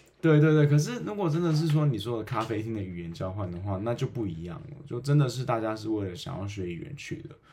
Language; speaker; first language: Chinese; native; Chinese